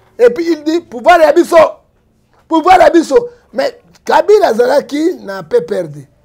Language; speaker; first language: Lingala; native; Lingala